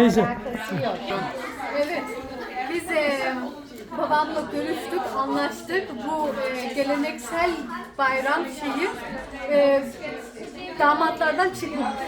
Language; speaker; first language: Turkish; early bilingual, heritage; Turkish